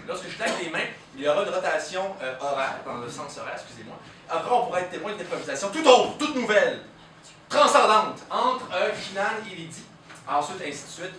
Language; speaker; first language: French; native; French